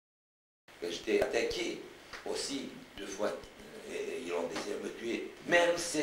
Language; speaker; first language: French; non-native, fluent; Romanian